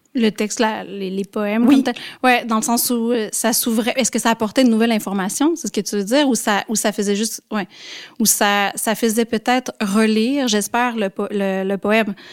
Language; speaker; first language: French; native; French